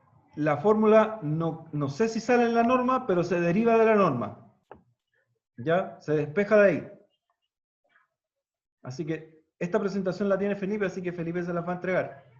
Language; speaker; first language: Spanish; native; Spanish